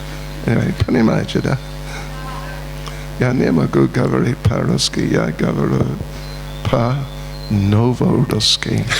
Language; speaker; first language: Russian; non-native, learner; English